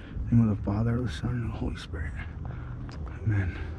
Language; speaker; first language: English; native; English